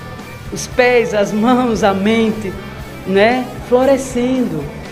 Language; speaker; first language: Portuguese; native; Portuguese